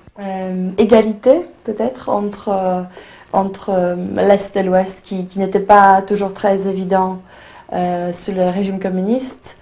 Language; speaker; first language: French; non-native, fluent; Polish